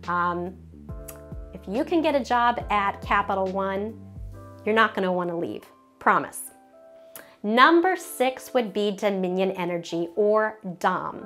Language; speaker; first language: English; native; English